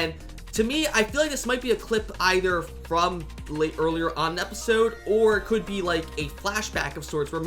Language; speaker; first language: English; native; English